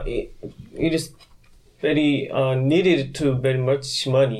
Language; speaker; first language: English; non-native, learner; Korean